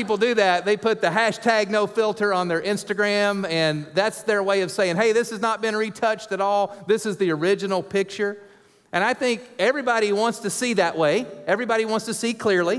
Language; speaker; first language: English; native; English